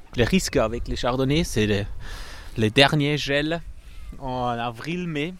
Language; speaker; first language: French; non-native, learner; German